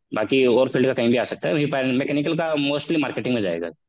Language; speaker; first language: Hindi; native; Hindi